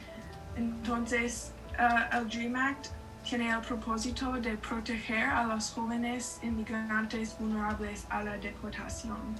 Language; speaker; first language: Spanish; non-native, learner; English